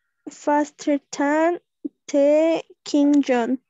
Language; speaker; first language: English; non-native, learner; Spanish